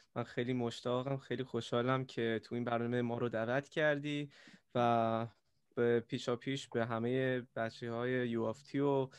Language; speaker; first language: Persian; early bilingual, other home language; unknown